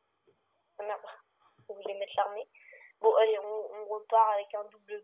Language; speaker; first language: French; native; French